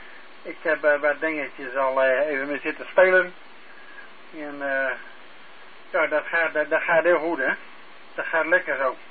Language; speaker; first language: Dutch; native; Dutch